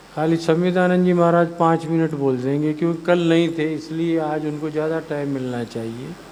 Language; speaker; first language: Hindi; non-native, local second language; Gujarati